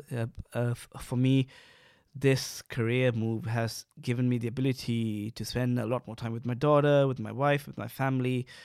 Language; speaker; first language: English; non-native, local second language; Sinhala